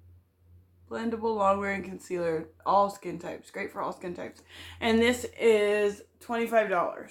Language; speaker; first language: English; native; English